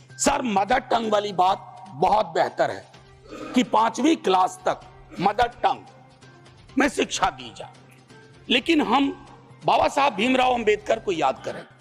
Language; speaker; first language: Hindi; native; Hindi